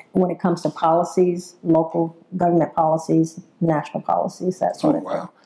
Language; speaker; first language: English; native; English